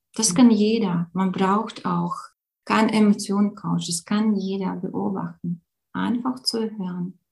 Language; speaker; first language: German; non-native, fluent; Latvian